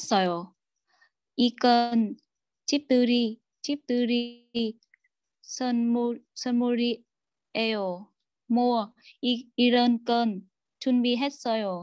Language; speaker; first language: Korean; non-native, learner; Vietnamese